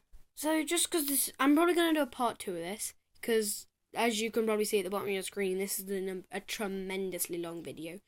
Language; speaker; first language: English; native; English